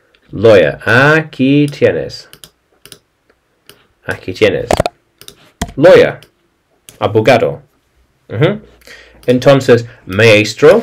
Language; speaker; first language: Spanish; non-native, learner; English